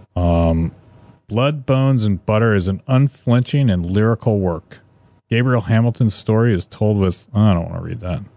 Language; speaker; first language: English; native; English